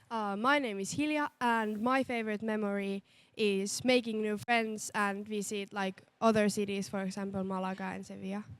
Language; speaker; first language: English; non-native, fluent; Finnish